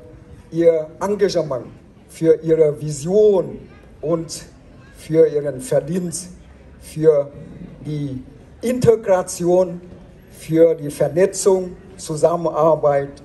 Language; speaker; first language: German; non-native, fluent; Vietnamese